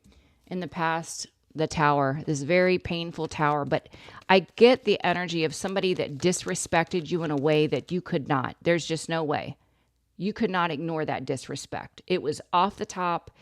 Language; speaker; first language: English; native; English